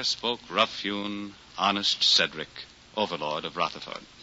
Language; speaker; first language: English; native; English